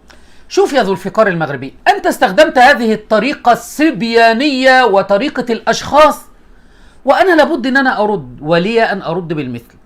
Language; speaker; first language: Arabic; native; Arabic